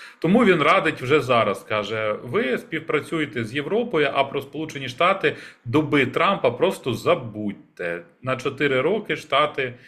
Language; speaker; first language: Ukrainian; native; Ukrainian